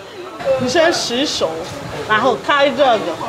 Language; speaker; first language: Chinese; non-native, fluent; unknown